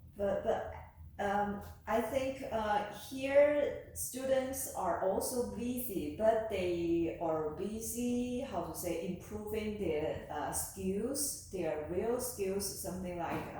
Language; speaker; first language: English; non-native, learner; Chinese